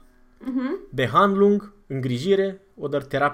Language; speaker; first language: German; non-native, fluent; Romanian